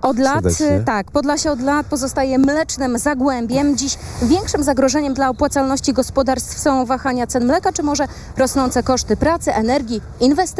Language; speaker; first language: Polish; native; Polish